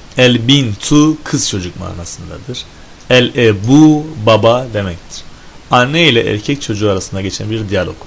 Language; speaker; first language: Turkish; native; Turkish